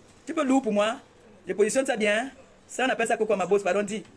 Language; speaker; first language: French; native; French